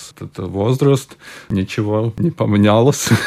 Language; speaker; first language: Russian; non-native, local second language; Latvian